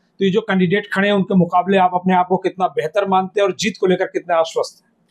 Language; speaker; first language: Hindi; native; Hindi